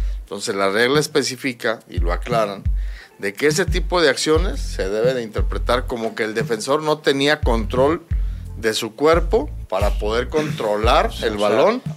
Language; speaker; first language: Spanish; native; Spanish